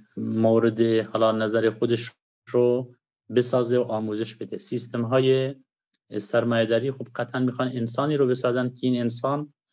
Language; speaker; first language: Persian; non-native, local second language; Kurdish